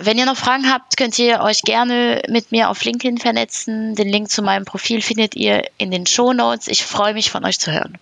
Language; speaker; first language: German; non-native, fluent; French